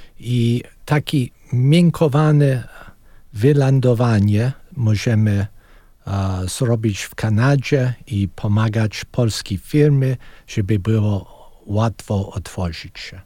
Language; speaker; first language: Polish; early bilingual, heritage; Polish